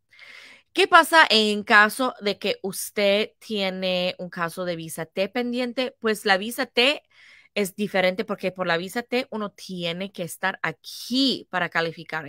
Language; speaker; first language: Spanish; non-native, fluent; English